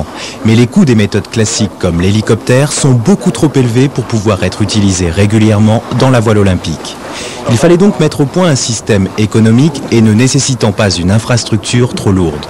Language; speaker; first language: French; native; French